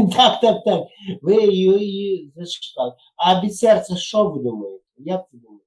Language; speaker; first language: Ukrainian; non-native, local second language; Yiddish